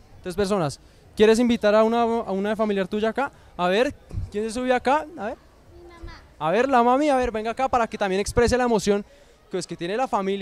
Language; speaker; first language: Spanish; native; Spanish